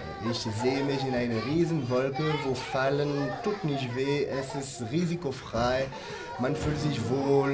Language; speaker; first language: German; non-native, fluent; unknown